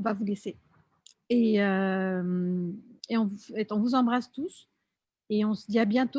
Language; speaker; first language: French; native; French